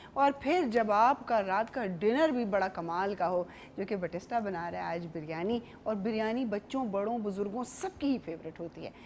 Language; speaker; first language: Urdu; native; Urdu